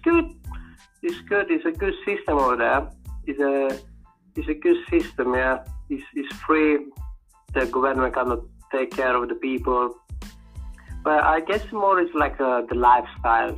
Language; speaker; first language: English; non-native, fluent; Italian